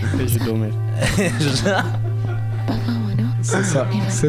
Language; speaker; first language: French; non-native, learner; Dutch